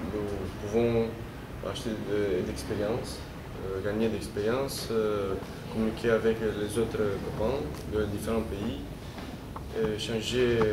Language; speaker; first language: French; non-native, learner; Romanian